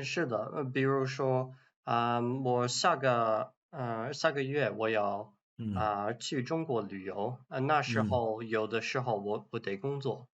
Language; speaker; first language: Chinese; non-native, learner; English